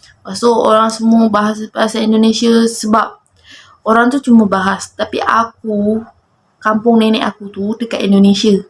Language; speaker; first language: Malay; native; Malay